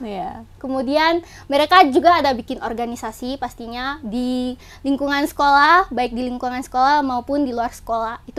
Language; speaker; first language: Indonesian; native; Indonesian